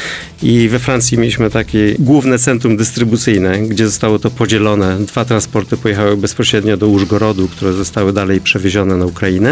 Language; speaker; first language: Polish; native; Polish